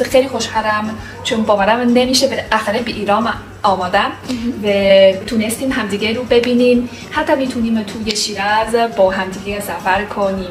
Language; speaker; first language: Persian; non-native, learner; French